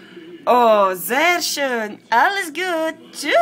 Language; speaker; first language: German; non-native, learner; Latvian